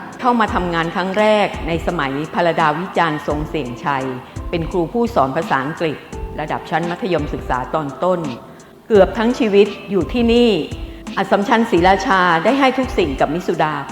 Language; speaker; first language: Thai; native; Thai